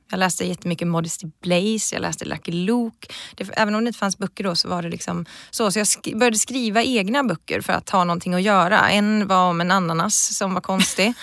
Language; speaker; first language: Swedish; native; Swedish